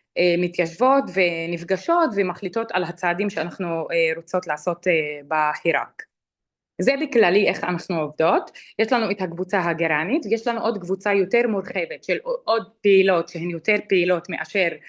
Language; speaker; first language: Hebrew; non-native, local second language; Arabic